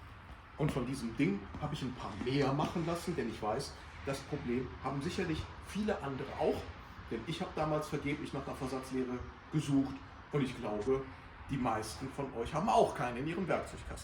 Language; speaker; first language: German; native; German